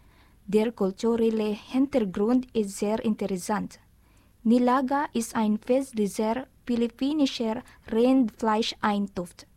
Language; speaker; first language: German; non-native, learner; Filipino